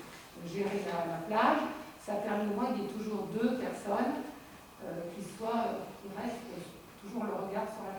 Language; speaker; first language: French; native; French